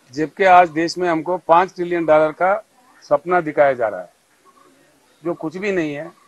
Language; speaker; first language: Hindi; non-native, local second language; Telugu